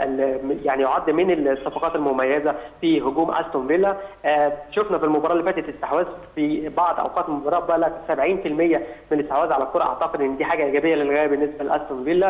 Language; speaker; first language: Arabic; native; Arabic